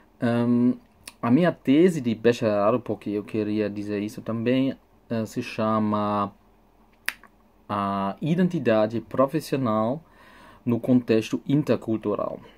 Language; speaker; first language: Portuguese; non-native, fluent; German